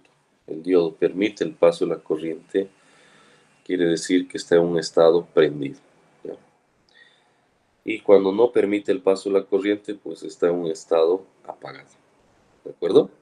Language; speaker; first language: Spanish; native; Spanish